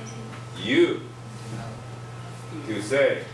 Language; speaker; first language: English; non-native, fluent; Japanese